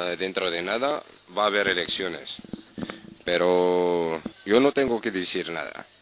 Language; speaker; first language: Spanish; non-native, fluent; Arabic